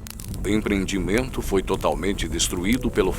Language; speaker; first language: Portuguese; native; Portuguese